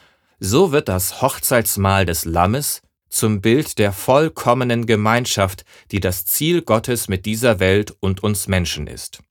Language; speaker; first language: German; native; German